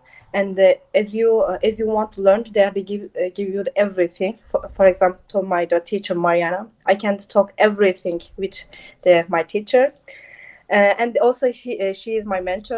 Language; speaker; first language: English; non-native, local second language; Turkish